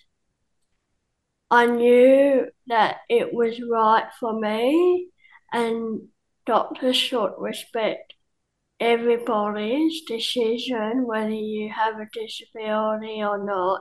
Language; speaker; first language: English; native; English